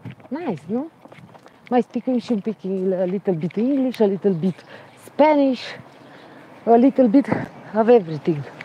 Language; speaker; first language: English; non-native, learner; Romanian